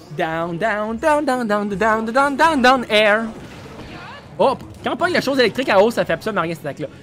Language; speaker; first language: French; native; French